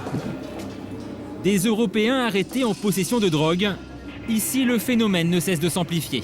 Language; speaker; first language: French; native; French